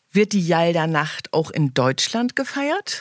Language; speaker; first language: German; native; German